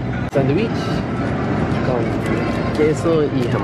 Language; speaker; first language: Spanish; non-native, learner; English